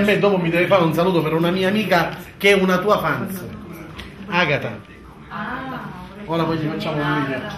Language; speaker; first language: Italian; native; Italian